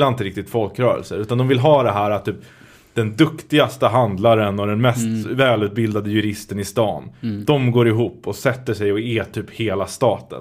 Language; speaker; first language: Swedish; native; Swedish